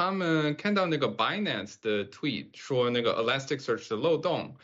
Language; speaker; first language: Chinese; non-native, fluent; English